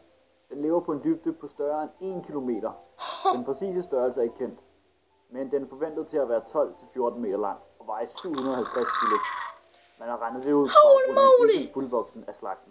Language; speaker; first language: Danish; native; Danish